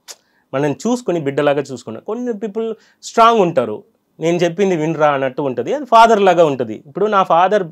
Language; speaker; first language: Telugu; non-native, fluent; Tamil